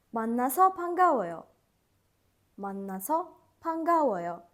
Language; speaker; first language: Korean; non-native, fluent; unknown